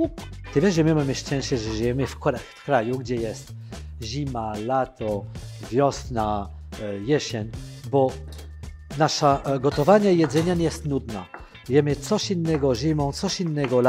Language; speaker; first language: Polish; non-native, fluent; French